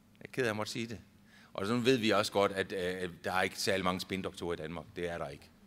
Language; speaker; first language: Danish; native; Danish